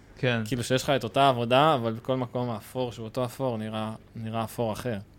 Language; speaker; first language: Hebrew; native; Hebrew